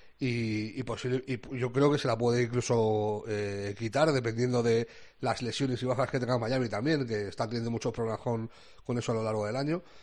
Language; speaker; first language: Spanish; native; Spanish